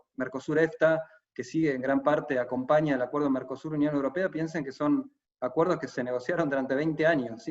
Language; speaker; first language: Spanish; native; Spanish